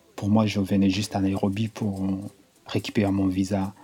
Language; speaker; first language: French; non-native, local second language; Kinyarwanda